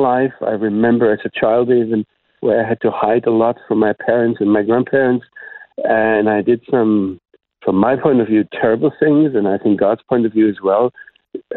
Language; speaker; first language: English; non-native, fluent; German